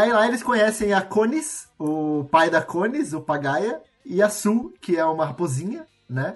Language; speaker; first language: Portuguese; native; Portuguese